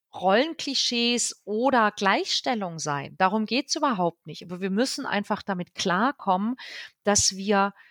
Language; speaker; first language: German; native; German